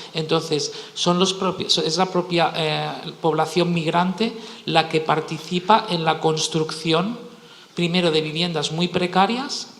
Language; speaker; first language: Spanish; native; Spanish